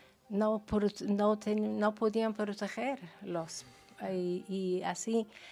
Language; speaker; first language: Spanish; non-native, fluent; Persian